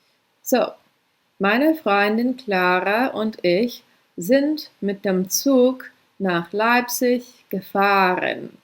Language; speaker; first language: German; non-native, fluent; English